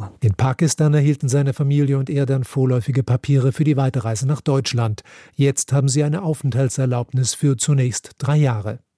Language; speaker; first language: German; native; German